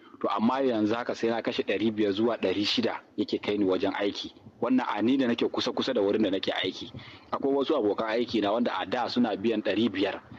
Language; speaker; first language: Hausa; native; Hausa